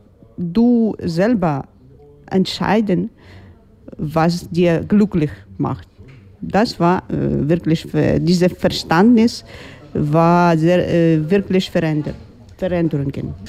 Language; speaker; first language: German; non-native, learner; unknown